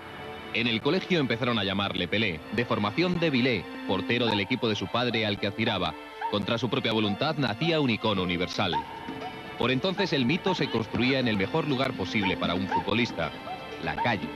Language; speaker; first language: Spanish; native; Spanish